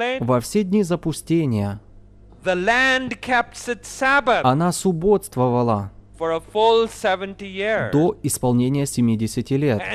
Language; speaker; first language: Russian; native; Russian